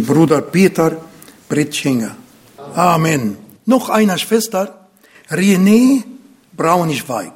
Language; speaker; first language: German; non-native, fluent; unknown